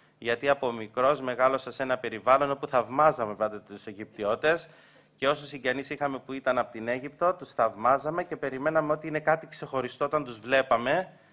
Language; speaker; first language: Greek; early bilingual, heritage; Greek